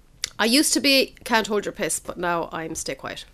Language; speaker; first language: English; native; English